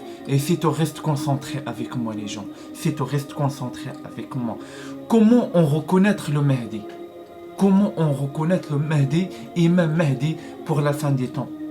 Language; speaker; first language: French; non-native, learner; Arabic